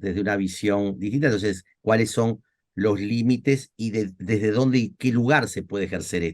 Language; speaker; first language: Spanish; native; Spanish